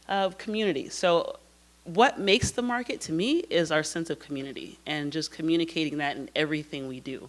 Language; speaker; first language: English; native; English